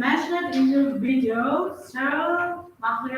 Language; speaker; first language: English; non-native, fluent; Uzbek